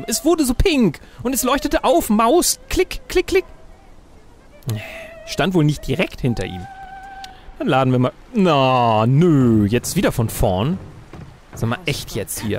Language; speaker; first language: German; native; German